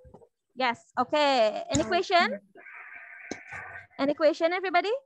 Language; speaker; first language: English; non-native, learner; Indonesian